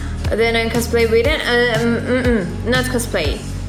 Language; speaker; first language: English; non-native, learner; Russian